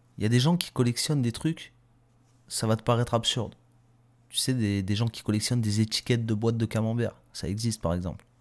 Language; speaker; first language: French; native; French